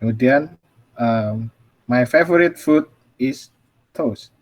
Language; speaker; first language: English; non-native, fluent; Indonesian